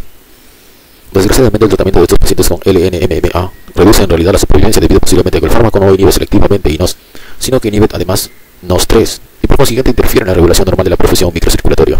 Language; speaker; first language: Spanish; native; Spanish